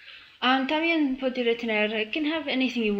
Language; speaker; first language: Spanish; non-native, learner; English